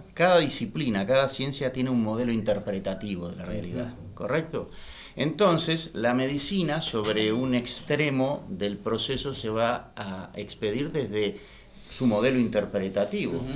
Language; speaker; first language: Spanish; native; Spanish